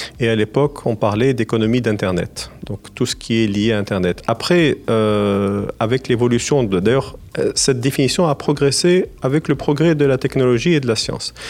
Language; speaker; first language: French; non-native, local second language; Arabic